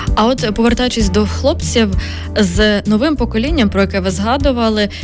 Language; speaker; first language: Ukrainian; native; Ukrainian